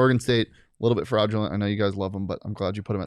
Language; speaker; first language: English; native; English